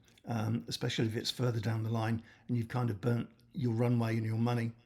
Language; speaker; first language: English; native; English